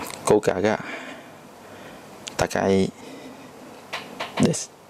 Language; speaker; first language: Japanese; non-native, learner; Chinese